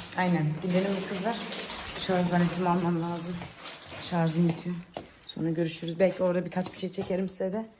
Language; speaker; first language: Turkish; early bilingual, heritage; Turkish